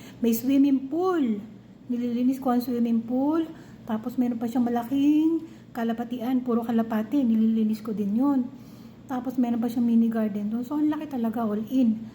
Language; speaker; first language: Filipino; non-native, local second language; Cebuano